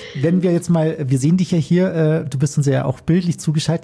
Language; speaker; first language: German; native; German